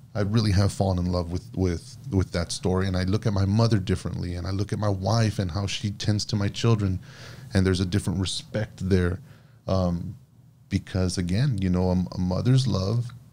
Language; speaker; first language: English; early bilingual, other home language; Spanish